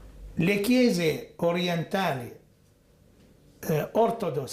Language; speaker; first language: Italian; non-native, fluent; Arabic